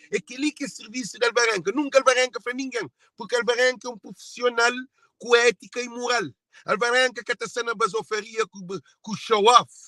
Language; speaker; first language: Portuguese; non-native, local second language; Kabuverdianu